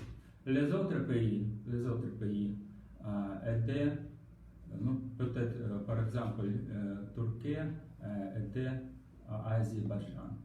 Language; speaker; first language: French; non-native, learner; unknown